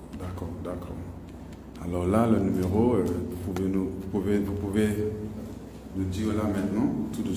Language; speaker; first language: French; non-native, local second language; English